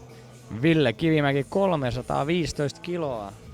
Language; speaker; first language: Finnish; native; Finnish